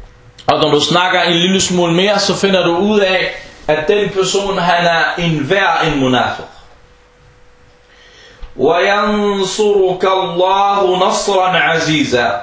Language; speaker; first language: Danish; early bilingual, other home language; Arabic